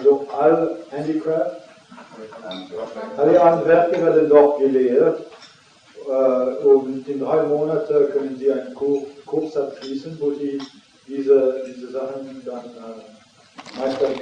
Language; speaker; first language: German; non-native, fluent; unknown